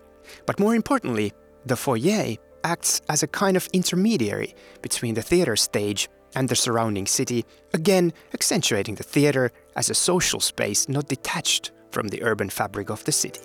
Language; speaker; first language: English; non-native, fluent; Finnish